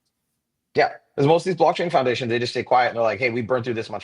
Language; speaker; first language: English; native; English